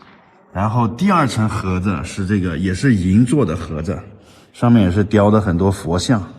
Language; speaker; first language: Chinese; native; Chinese